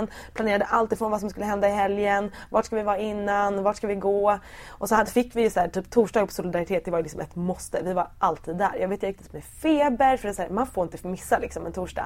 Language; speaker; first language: Swedish; native; Swedish